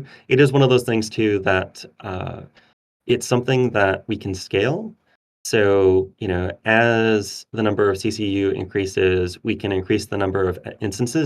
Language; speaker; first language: English; native; English